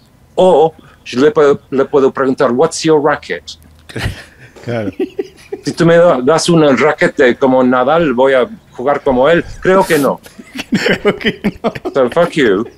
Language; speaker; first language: Spanish; non-native, fluent; English